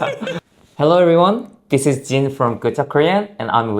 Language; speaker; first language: English; non-native, fluent; Korean